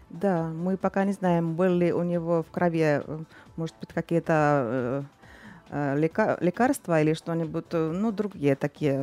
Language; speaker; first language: Russian; non-native, fluent; Finnish